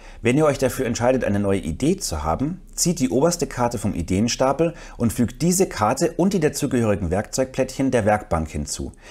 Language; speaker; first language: German; native; German